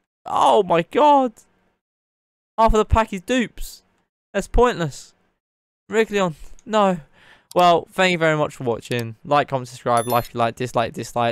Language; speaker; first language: English; native; English